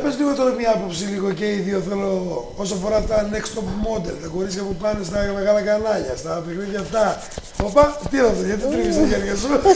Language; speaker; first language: Greek; native; Greek